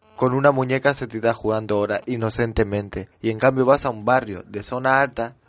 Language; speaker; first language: Spanish; early bilingual, heritage; French